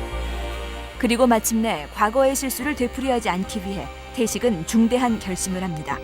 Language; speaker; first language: Korean; native; Korean